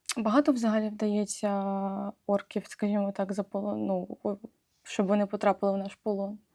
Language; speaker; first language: Ukrainian; native; Ukrainian